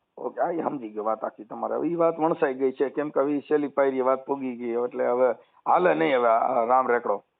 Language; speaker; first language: Gujarati; native; Gujarati